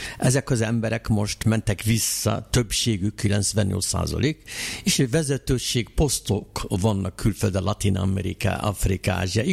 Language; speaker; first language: Hungarian; non-native, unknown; Arabic